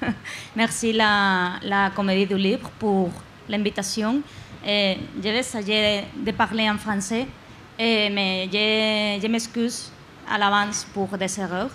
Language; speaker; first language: French; non-native, learner; Spanish